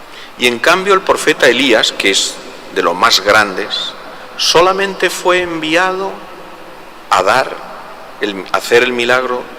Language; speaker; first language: Spanish; native; Spanish